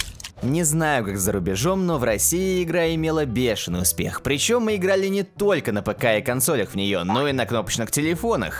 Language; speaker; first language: Russian; native; Russian